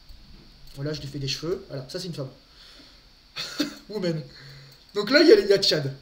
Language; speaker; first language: French; native; French